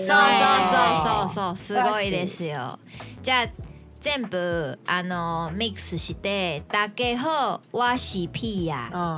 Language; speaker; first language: Japanese; non-native, learner; Chinese